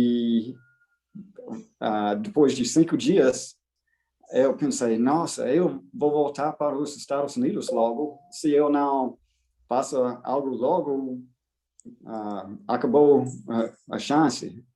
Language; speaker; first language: Portuguese; non-native, fluent; English